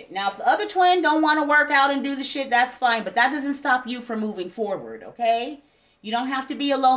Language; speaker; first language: English; native; English